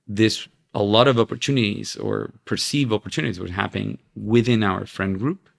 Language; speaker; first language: English; non-native, fluent; Spanish